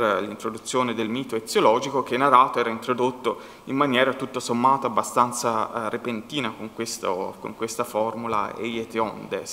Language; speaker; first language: Italian; native; Italian